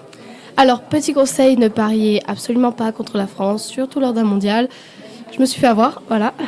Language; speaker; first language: French; native; French